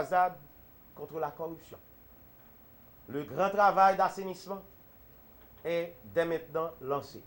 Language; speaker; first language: French; non-native, local second language; Haitian Creole